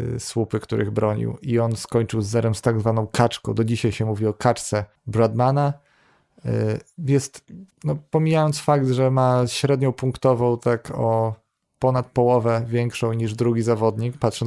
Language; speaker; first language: Polish; native; Polish